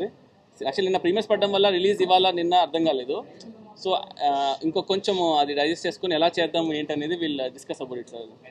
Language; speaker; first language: Telugu; native; Telugu